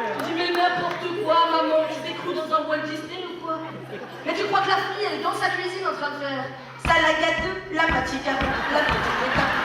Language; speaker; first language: French; early bilingual, other home language; Arabic